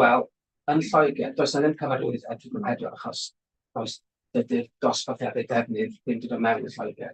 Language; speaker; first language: Welsh; native; Welsh